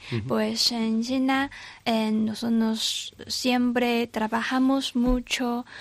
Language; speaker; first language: Spanish; non-native, learner; Chinese